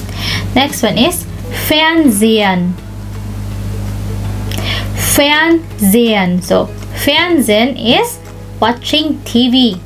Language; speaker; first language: German; non-native, local second language; Filipino